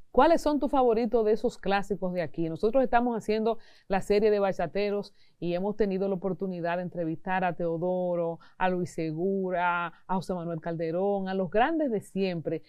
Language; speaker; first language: Spanish; native; Spanish